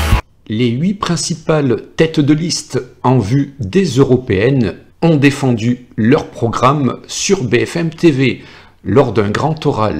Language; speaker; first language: French; native; French